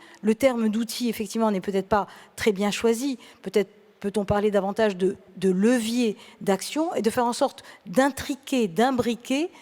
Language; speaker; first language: French; native; French